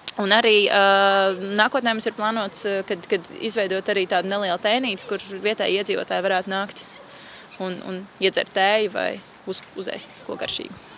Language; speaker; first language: Latvian; native; Latvian